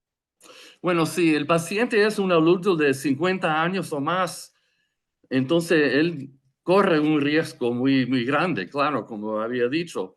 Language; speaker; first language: Spanish; non-native, fluent; English